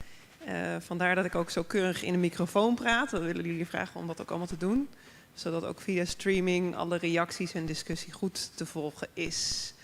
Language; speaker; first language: Dutch; native; Dutch